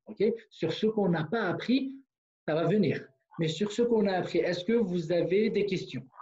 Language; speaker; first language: French; non-native, fluent; Kurdish